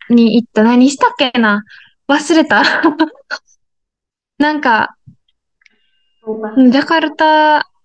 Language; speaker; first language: Japanese; native; Japanese